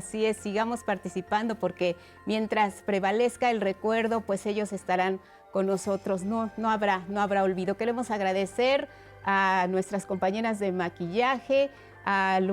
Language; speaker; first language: Spanish; native; Spanish